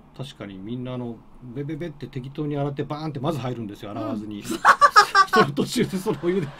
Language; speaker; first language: Japanese; native; Japanese